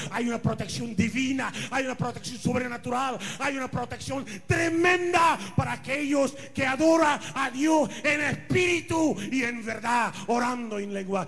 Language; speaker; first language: Spanish; non-native, fluent; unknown